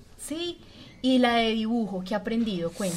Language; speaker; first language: Spanish; native; Spanish